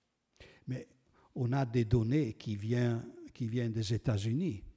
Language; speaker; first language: French; non-native, fluent; Italian